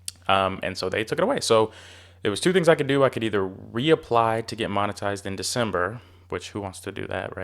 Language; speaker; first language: English; native; English